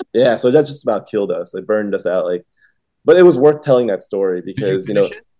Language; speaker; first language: English; early bilingual, other home language; Vietnamese